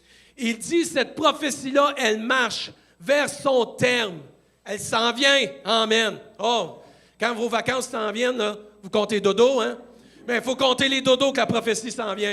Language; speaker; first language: French; native; French